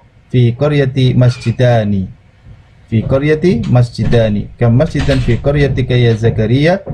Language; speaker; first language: Arabic; non-native, fluent; Indonesian